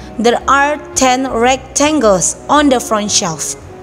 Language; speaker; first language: English; non-native, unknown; Indonesian